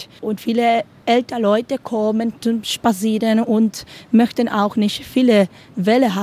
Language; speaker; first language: German; non-native, learner; Spanish